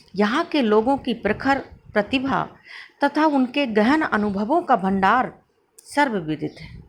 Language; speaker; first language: Hindi; native; Hindi